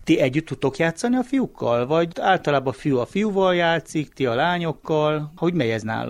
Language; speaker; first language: Hungarian; native; Hungarian